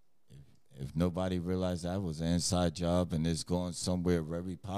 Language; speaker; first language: English; native; English